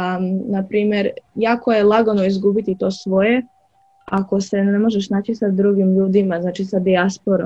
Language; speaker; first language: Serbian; early bilingual, other home language; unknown